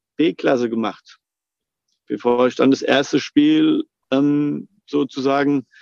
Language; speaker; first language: German; native; German